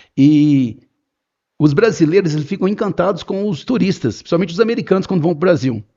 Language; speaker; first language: Portuguese; native; Portuguese